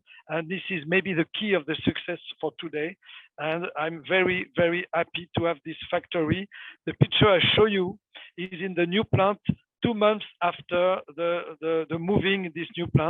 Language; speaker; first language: English; non-native, fluent; French